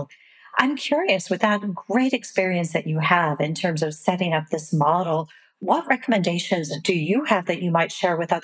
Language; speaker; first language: English; native; English